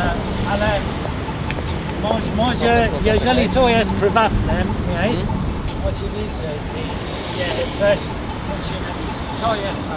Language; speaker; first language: Polish; non-native, learner; English